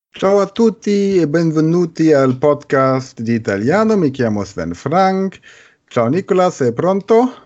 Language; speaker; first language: Italian; non-native, learner; German